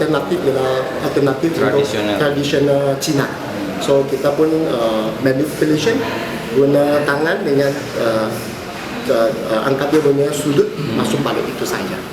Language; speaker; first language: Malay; non-native, local second language; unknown